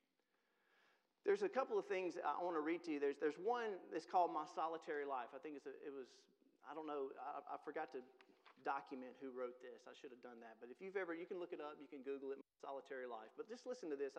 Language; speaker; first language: English; native; English